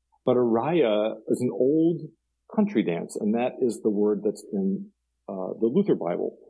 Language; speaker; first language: English; native; English